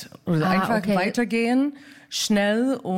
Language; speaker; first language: German; non-native, fluent; English